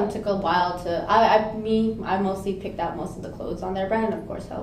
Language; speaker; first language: English; native; English